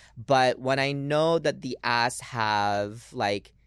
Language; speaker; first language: English; early bilingual, other home language; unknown